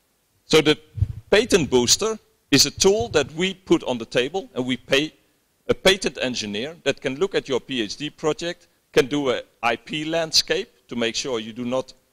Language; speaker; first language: English; non-native, fluent; Dutch